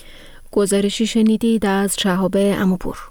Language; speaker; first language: Persian; native; Persian